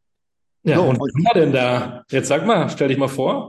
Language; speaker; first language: German; native; German